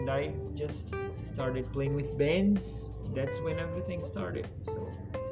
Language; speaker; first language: English; non-native, fluent; Portuguese